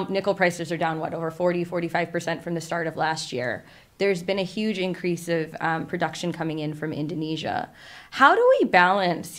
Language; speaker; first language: English; native; English